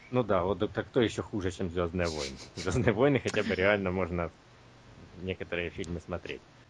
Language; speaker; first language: Russian; native; Russian